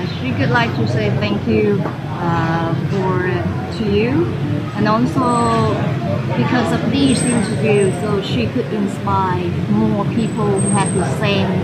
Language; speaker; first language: English; non-native, fluent; Vietnamese